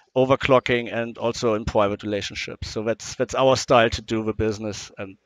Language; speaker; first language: English; non-native, fluent; German